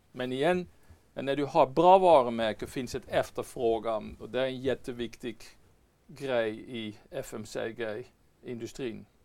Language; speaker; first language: Swedish; non-native, fluent; Dutch